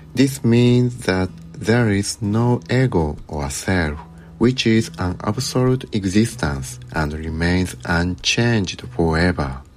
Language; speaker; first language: English; non-native, learner; Japanese